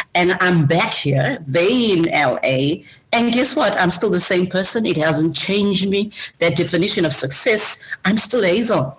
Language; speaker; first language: English; non-native, local second language; Shona